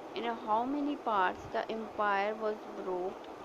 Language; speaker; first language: English; non-native, local second language; Urdu